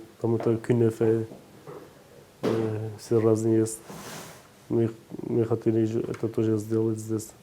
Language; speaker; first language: Russian; non-native, learner; Turkish